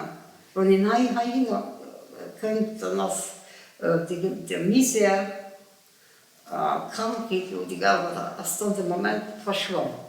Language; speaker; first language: German; non-native, local second language; Luxembourgish